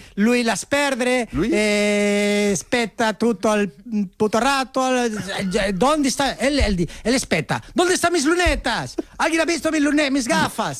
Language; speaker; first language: Spanish; native; Spanish